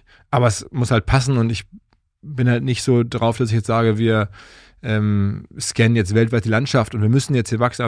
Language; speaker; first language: German; native; German